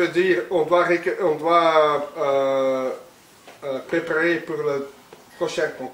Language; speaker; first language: French; non-native, local second language; Dutch